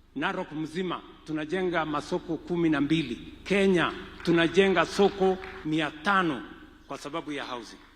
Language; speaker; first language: Swahili; non-native, local second language; Kalenjin